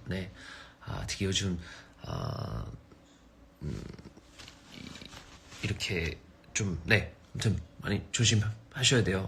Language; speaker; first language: Korean; non-native, fluent; English